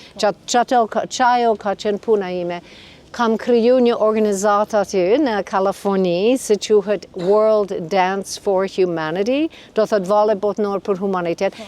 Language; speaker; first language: Albanian; non-native, fluent; English